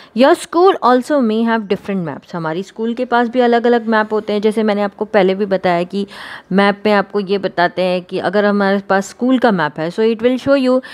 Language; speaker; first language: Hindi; non-native, local second language; Gujarati